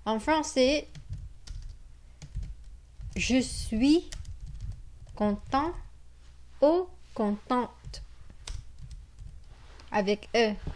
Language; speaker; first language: French; non-native, fluent; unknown